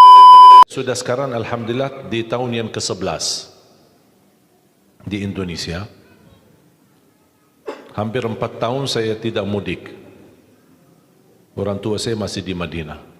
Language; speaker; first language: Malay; non-native, fluent; Arabic